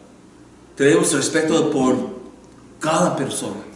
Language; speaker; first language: Spanish; non-native, learner; English